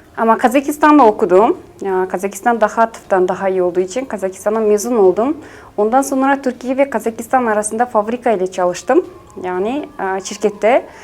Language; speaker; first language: Turkish; non-native, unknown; Kazakh